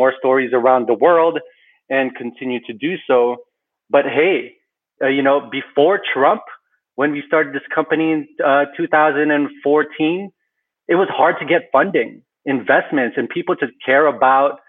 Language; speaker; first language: English; early bilingual, other home language; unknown